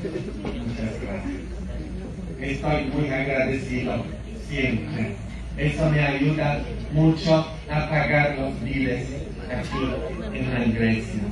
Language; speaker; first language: Spanish; non-native, fluent; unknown